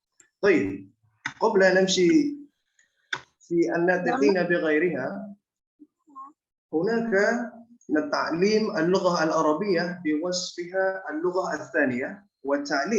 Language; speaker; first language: Arabic; non-native, fluent; Indonesian